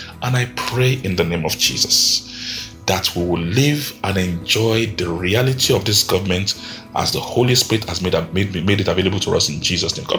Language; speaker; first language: English; non-native, local second language; Yoruba